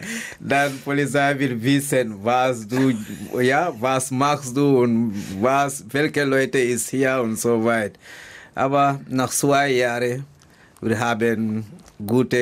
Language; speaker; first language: German; non-native, learner; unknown